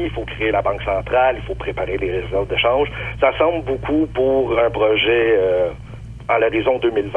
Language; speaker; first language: French; native; French